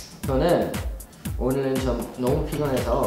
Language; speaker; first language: Korean; non-native, fluent; English